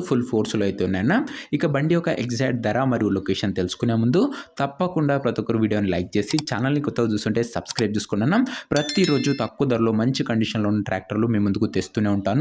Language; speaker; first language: Telugu; native; Telugu